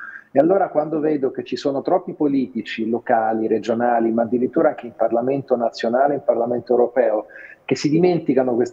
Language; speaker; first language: Italian; native; Italian